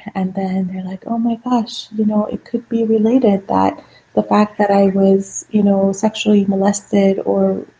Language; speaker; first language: English; non-native, fluent; Persian